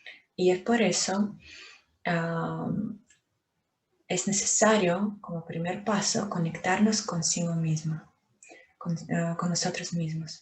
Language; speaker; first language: Spanish; non-native, fluent; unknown